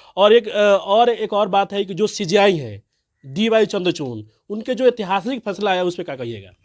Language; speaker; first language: Hindi; native; Hindi